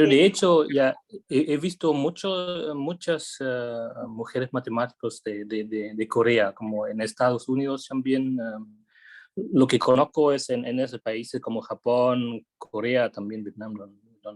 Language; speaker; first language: Spanish; non-native, fluent; Vietnamese